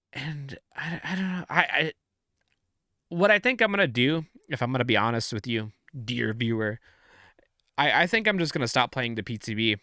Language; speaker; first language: English; native; English